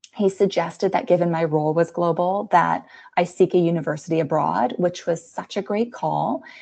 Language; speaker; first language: English; native; English